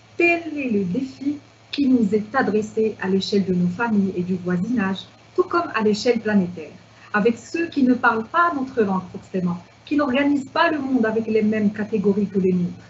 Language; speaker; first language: French; non-native, local second language; Arabic